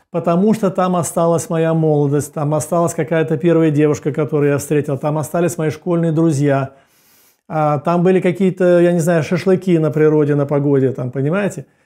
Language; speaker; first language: Russian; native; Russian